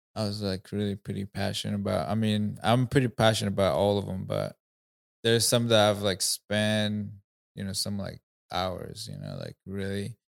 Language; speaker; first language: English; non-native, local second language; Kinyarwanda